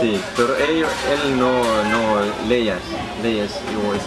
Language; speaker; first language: Spanish; non-native, learner; Danish